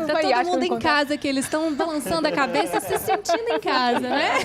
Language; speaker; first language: Portuguese; native; Portuguese